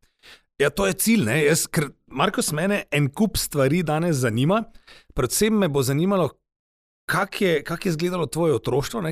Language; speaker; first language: Slovenian; native; Slovenian